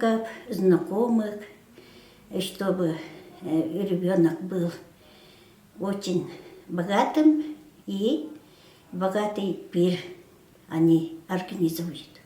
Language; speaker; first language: Russian; non-native, local second language; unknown